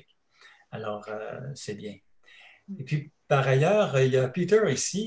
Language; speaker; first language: French; native; French